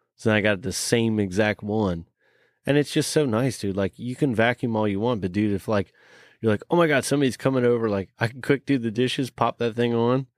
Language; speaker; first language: English; early bilingual, other home language; Hungarian